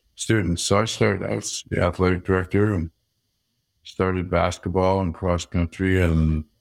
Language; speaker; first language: English; early bilingual, other home language; Dutch